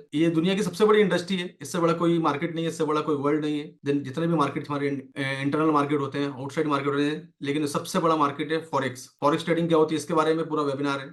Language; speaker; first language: Hindi; native; Hindi